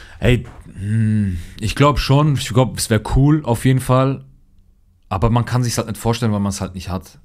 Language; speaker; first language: German; early bilingual, other home language; Turkish